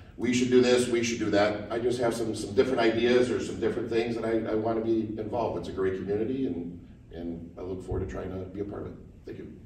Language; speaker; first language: English; native; English